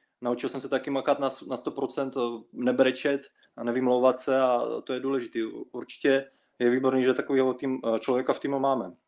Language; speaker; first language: Czech; early bilingual, other home language; Russian